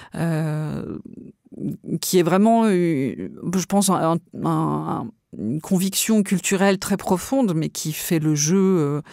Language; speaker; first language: French; native; French